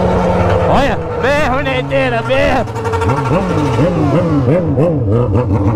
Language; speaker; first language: Portuguese; native; Portuguese